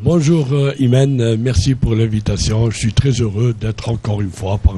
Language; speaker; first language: French; non-native, local second language; Arabic